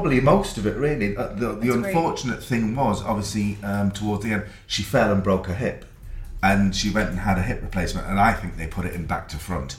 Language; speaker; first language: English; native; English